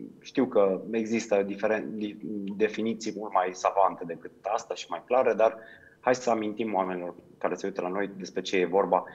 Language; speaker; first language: Romanian; native; Romanian